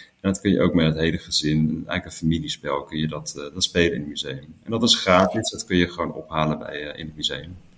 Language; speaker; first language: Dutch; native; Dutch